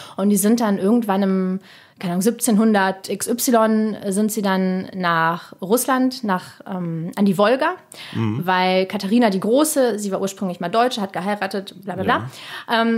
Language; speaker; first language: German; early bilingual, other home language; Russian